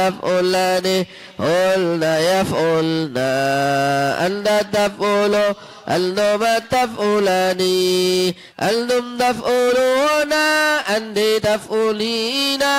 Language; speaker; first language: Arabic; non-native, fluent; Indonesian